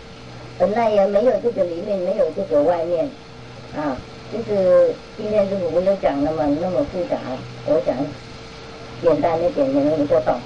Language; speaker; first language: Chinese; non-native, fluent; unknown